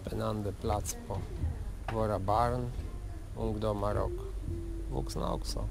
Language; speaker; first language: Swedish; non-native, learner; Polish